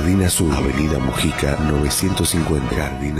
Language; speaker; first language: Spanish; native; Spanish